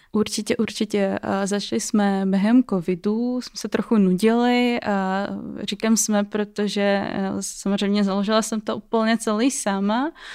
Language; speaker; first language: Czech; non-native, fluent; Russian